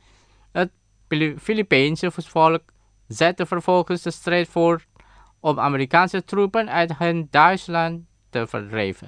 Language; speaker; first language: Dutch; non-native, learner; Indonesian